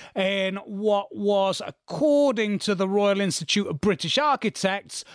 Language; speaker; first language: English; native; English